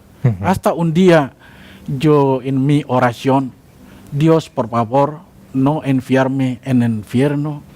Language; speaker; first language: Spanish; non-native, learner; Indonesian